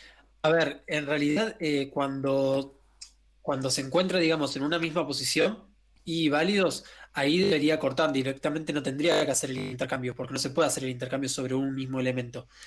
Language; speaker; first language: Spanish; native; Spanish